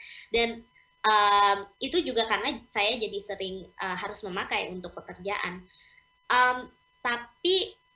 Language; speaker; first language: Indonesian; early bilingual, heritage; English